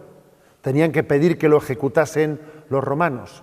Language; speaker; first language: Spanish; native; Spanish